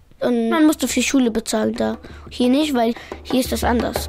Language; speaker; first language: German; early bilingual, other home language; Pashto